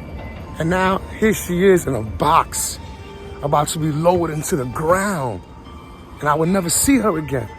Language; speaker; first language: English; native; English